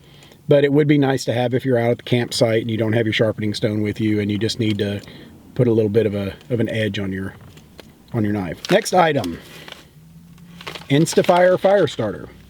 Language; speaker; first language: English; native; English